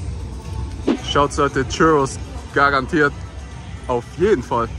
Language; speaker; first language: German; early bilingual, other home language; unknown